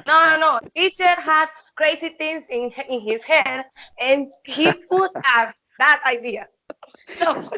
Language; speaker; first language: English; non-native, learner; Spanish